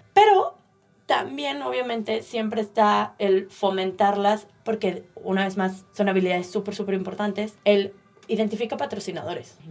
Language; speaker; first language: Spanish; native; Spanish